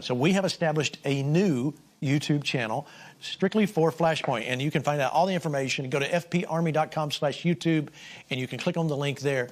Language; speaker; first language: English; native; English